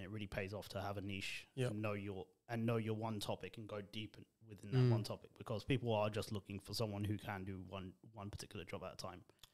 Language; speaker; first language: English; native; English